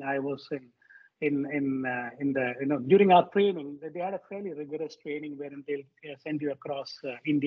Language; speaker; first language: English; non-native, local second language; Tamil